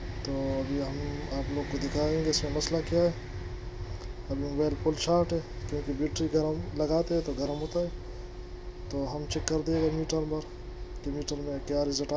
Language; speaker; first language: Hindi; non-native, local second language; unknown